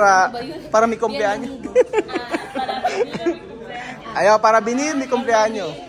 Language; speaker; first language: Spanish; non-native, learner; Filipino